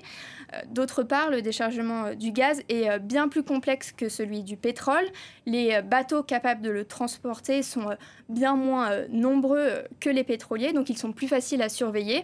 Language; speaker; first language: French; native; French